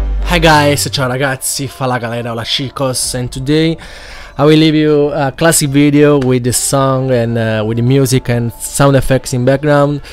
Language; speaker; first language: English; non-native, learner; Italian